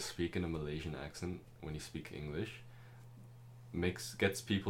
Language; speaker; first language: English; non-native, local second language; German